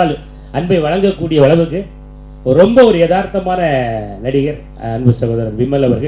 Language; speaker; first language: Tamil; native; Tamil